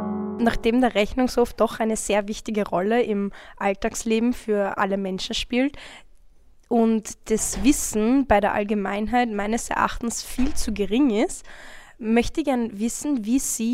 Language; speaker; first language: German; native; German